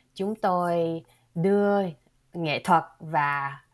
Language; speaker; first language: Vietnamese; early bilingual, heritage; Vietnamese